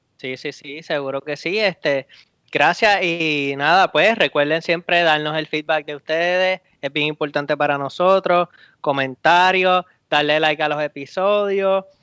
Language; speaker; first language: Spanish; native; Spanish